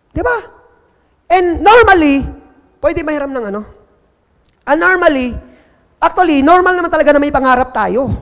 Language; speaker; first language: Filipino; non-native, local second language; Cebuano